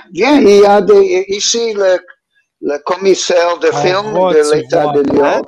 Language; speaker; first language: French; non-native, learner; English